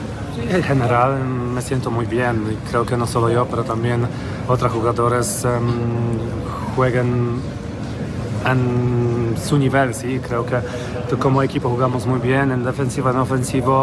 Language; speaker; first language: Spanish; non-native, fluent; Polish